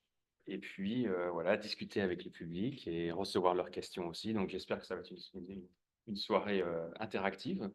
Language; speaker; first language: French; native; French